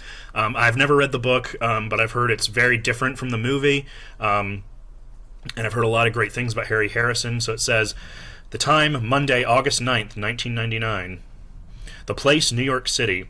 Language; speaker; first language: English; native; English